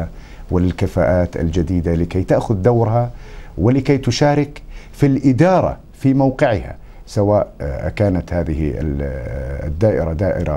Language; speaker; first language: Arabic; native; Arabic